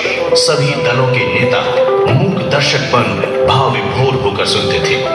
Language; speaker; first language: Hindi; native; Hindi